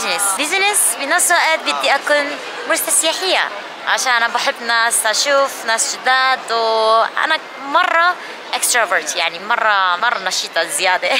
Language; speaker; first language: Arabic; non-native, fluent; Korean